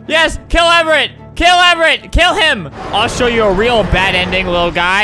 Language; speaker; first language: English; native; English